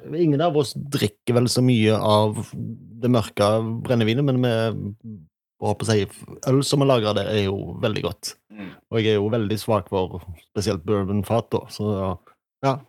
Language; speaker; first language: Norwegian; native; Norwegian